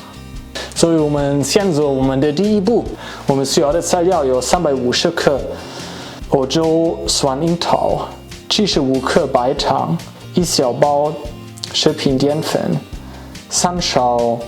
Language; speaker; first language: Chinese; non-native, fluent; German